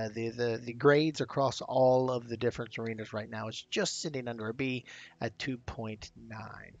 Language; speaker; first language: English; native; English